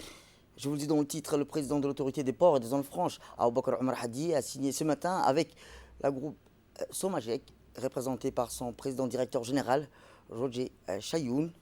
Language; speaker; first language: French; native; French